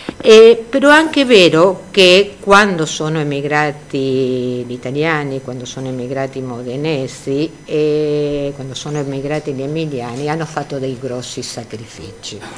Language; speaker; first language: Italian; non-native, fluent; Spanish